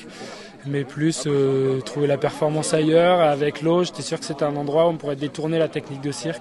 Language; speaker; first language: French; native; French